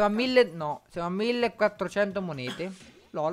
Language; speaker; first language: Italian; native; Italian